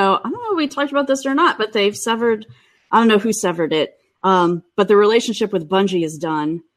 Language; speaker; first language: English; native; English